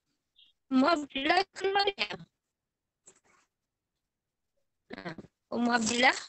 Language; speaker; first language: Indonesian; native; Indonesian